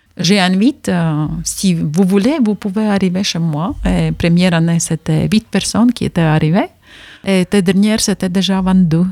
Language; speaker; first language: French; non-native, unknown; Latvian